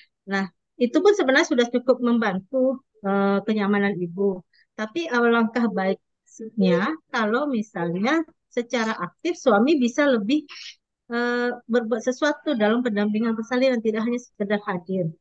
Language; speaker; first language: Indonesian; native; Indonesian